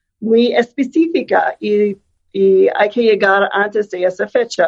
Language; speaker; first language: Spanish; non-native, fluent; English